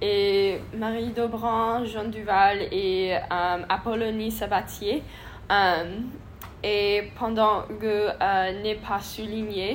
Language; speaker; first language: French; non-native, learner; English